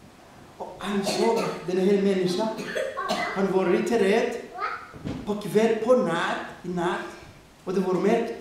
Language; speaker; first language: Swedish; non-native, fluent; Rundi